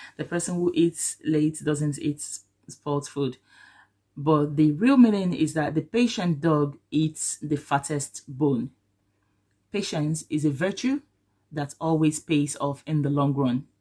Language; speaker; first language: English; non-native, local second language; Yoruba